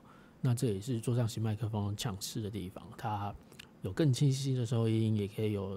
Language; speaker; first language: Chinese; native; Chinese